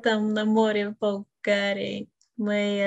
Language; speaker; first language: Russian; non-native, learner; Bulgarian